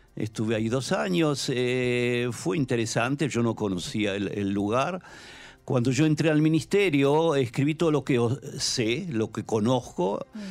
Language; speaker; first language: Spanish; native; Spanish